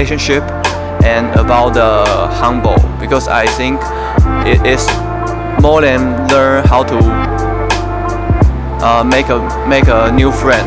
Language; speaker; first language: English; non-native, learner; Chinese